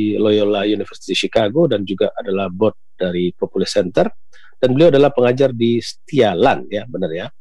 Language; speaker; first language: Indonesian; native; Indonesian